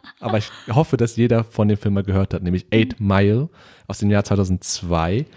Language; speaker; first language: German; early bilingual, other home language; Vietnamese